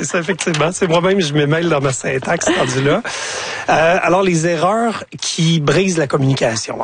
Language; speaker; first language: French; native; French